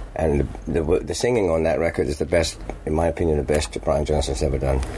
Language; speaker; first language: English; non-native, fluent; Finnish